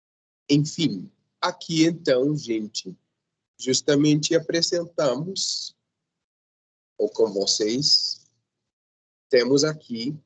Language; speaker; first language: Portuguese; non-native, fluent; Spanish